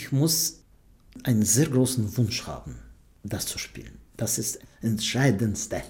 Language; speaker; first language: German; non-native, fluent; Russian